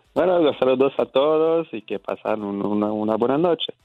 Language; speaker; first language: Spanish; non-native, fluent; French